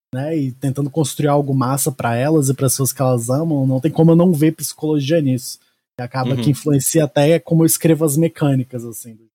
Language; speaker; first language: Portuguese; native; Portuguese